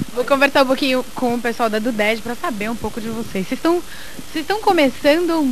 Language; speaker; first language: Portuguese; native; Portuguese